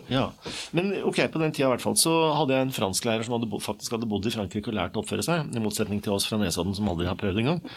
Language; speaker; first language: Norwegian; native; Norwegian